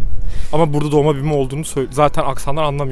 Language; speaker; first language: Turkish; native; Turkish